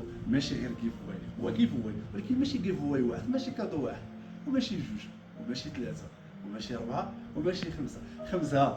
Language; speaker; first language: Arabic; native; Arabic